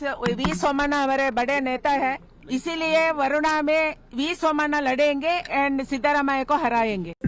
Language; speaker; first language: Hindi; non-native, local second language; Kannada